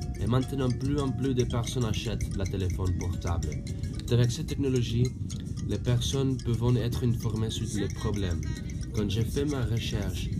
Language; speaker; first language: French; non-native, learner; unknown